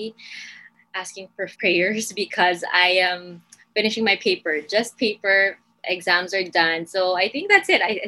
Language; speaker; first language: English; non-native, local second language; Filipino